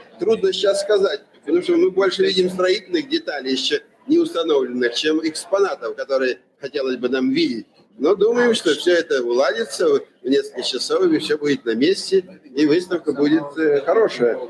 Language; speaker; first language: Russian; native; Russian